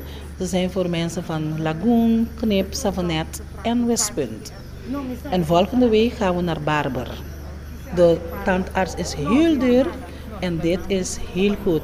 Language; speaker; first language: Dutch; non-native, local second language; Papiamento